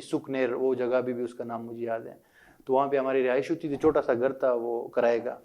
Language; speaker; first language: Urdu; non-native, local second language; Pashto